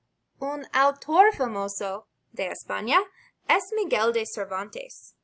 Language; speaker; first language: Spanish; non-native, learner; English